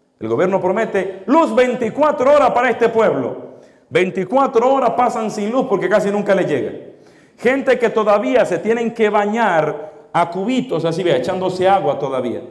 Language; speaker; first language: Spanish; native; Spanish